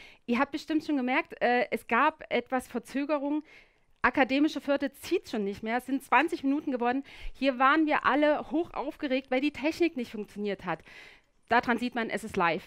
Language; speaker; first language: German; native; German